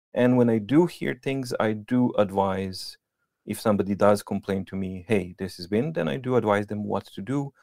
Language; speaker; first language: English; non-native, fluent; Serbian